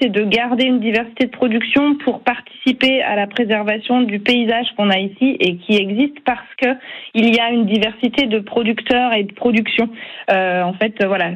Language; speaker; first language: French; native; French